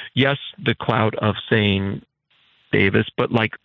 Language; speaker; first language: English; native; English